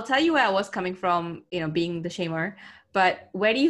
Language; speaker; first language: English; non-native, local second language; Tamil